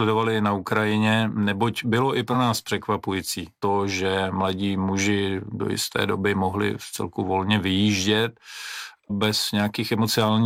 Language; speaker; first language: Czech; non-native, local second language; Ukrainian